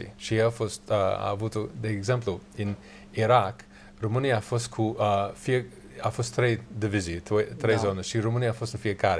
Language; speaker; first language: Romanian; non-native, learner; English